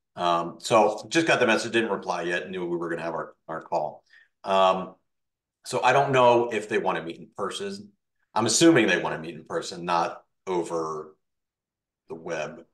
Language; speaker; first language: English; native; English